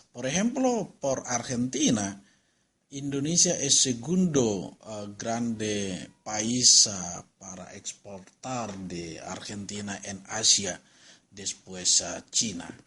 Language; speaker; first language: Spanish; non-native, learner; Indonesian